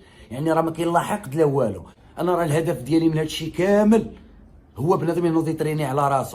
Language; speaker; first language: Arabic; native; Arabic